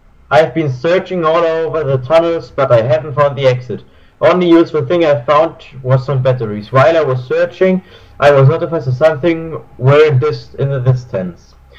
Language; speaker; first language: English; non-native, learner; German